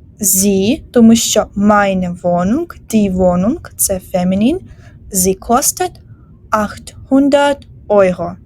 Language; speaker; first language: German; non-native, fluent; Ukrainian